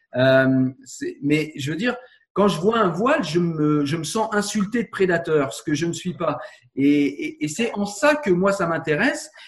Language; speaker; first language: French; native; French